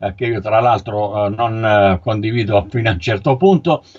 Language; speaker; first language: Italian; native; Italian